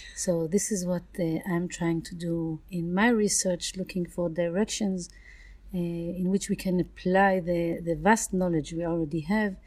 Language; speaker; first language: English; non-native, fluent; Hebrew